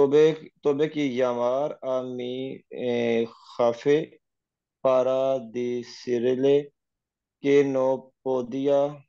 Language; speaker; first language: Spanish; non-native, learner; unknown